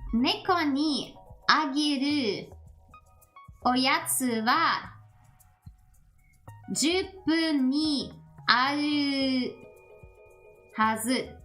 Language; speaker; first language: Japanese; non-native, learner; English